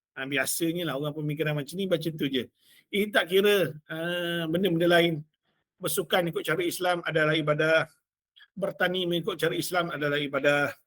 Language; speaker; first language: Malay; native; Malay